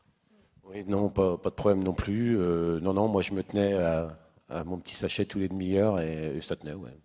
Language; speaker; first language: French; native; French